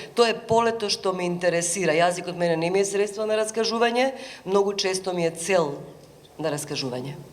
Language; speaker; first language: Macedonian; native; Macedonian